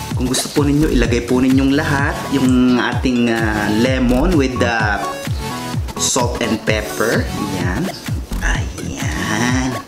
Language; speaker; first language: Filipino; non-native, local second language; Iloko